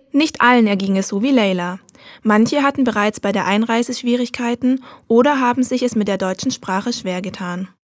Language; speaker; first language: German; native; German